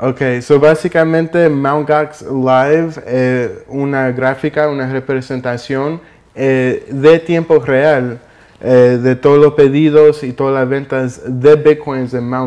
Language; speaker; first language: Spanish; early bilingual, heritage; Spanish